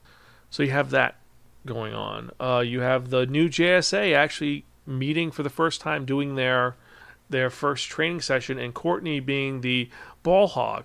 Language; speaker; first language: English; native; English